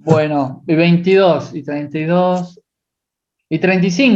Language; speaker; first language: Spanish; native; Spanish